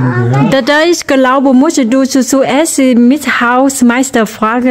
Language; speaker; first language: German; non-native, learner; Vietnamese